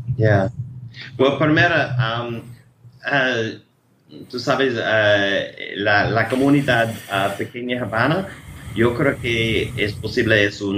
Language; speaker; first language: Spanish; non-native, learner; English